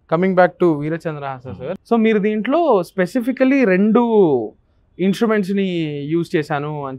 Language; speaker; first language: Telugu; native; Telugu